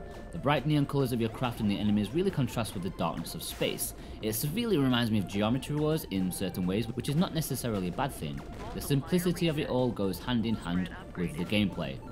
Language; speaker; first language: English; native; English